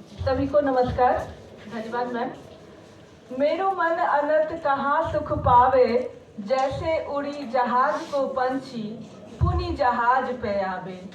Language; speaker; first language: Hindi; non-native, local second language; Maithili